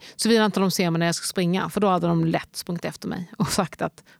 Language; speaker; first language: Swedish; native; Swedish